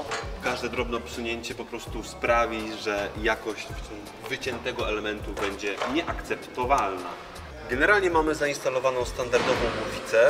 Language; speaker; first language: Polish; native; Polish